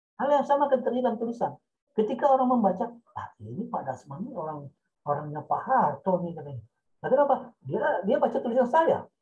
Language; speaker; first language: Indonesian; non-native, local second language; Minangkabau